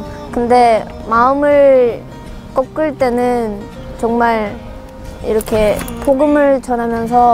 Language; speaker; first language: Korean; non-native, fluent; Russian